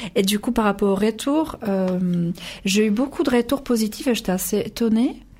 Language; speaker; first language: French; non-native, fluent; Polish